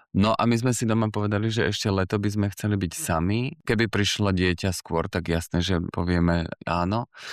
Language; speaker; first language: Slovak; native; Slovak